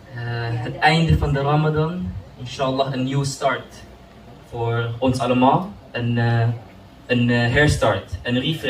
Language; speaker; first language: Dutch; early bilingual, other home language; Indonesian